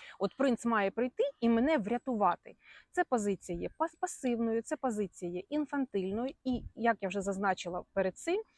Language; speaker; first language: Ukrainian; non-native, local second language; Russian